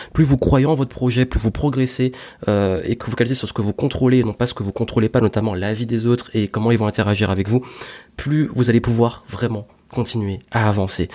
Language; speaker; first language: French; native; French